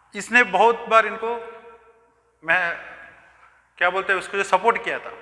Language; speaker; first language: Hindi; non-native, local second language; Telugu